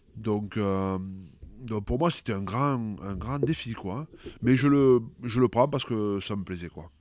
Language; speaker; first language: French; native; French